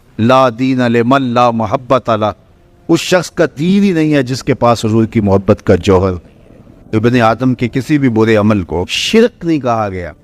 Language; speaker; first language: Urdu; non-native, local second language; Punjabi